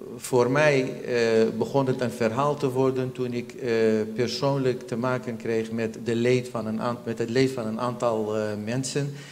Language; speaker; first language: Dutch; non-native, fluent; Central Kurdish